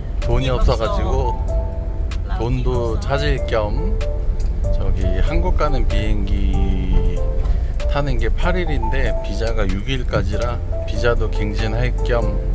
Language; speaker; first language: Korean; native; Korean